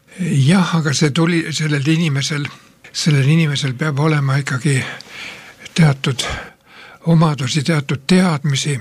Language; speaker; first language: Estonian; native; Estonian